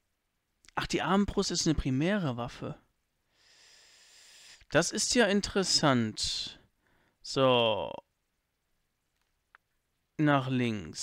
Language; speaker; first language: German; native; German